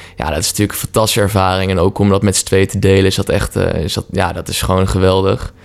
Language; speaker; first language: Dutch; native; Dutch